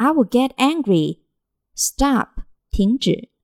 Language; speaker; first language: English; non-native, fluent; Chinese